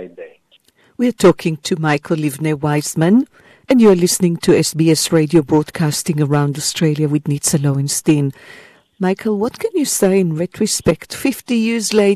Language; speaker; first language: English; non-native, fluent; Hebrew